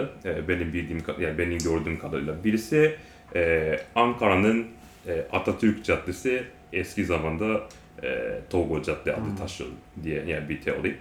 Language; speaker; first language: Turkish; non-native, learner; Japanese